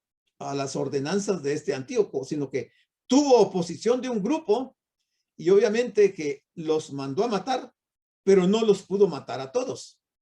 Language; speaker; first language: Spanish; native; Spanish